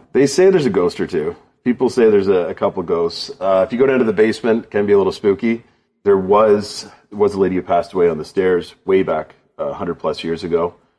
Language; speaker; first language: English; native; English